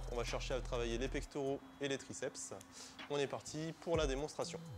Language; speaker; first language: French; native; French